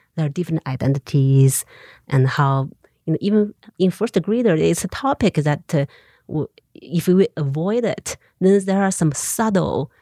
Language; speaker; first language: English; non-native, fluent; Chinese